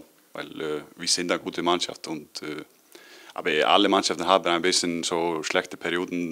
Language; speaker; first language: German; non-native, learner; Icelandic